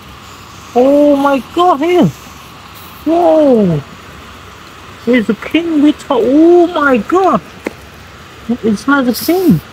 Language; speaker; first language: English; non-native, learner; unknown